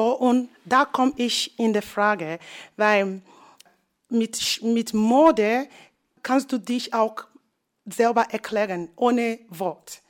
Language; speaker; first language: German; non-native, learner; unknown